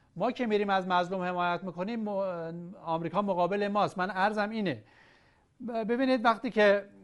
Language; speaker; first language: Persian; native; Persian